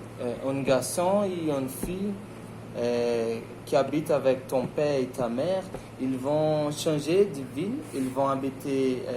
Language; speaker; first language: French; non-native, learner; Portuguese